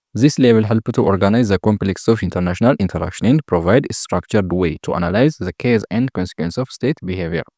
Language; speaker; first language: English; non-native, local second language; Amharic